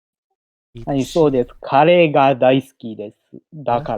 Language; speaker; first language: Japanese; non-native, learner; English